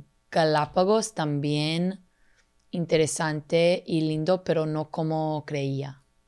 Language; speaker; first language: Spanish; non-native, learner; English